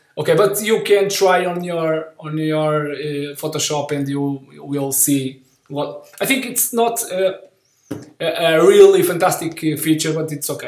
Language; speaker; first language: English; non-native, learner; Portuguese